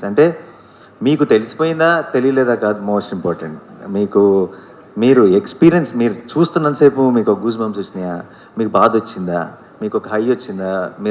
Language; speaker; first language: Telugu; native; Telugu